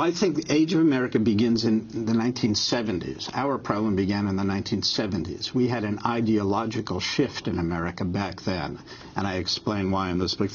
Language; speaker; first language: English; native; English